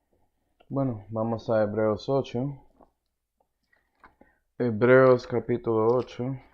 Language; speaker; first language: Spanish; early bilingual, heritage; Spanish